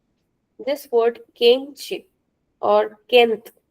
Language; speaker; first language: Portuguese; non-native, fluent; Hindi